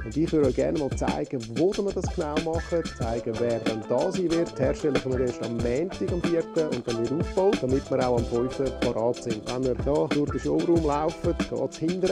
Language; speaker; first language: German; native; German